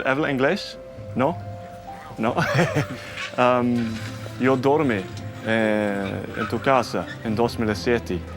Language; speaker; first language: Spanish; non-native, learner; English